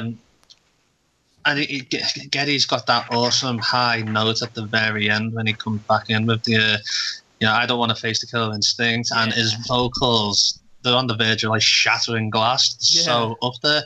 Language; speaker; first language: English; native; English